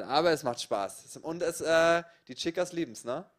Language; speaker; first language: German; native; German